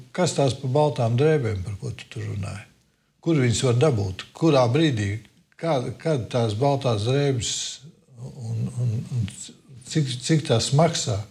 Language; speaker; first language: Latvian; non-native, local second language; Russian